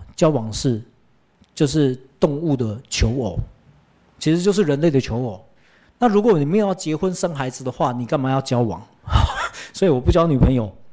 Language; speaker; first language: Chinese; early bilingual, heritage; Chinese